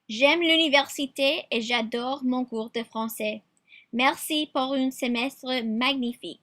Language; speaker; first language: French; non-native, learner; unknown